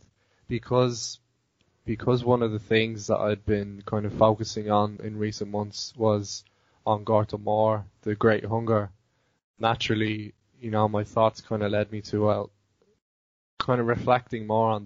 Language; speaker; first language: English; native; English